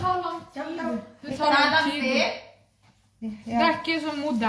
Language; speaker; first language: Norwegian; non-native, local second language; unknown